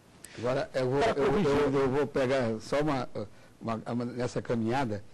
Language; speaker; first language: Portuguese; native; Portuguese